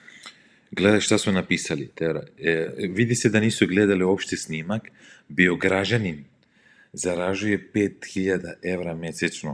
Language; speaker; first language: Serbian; non-native, learner; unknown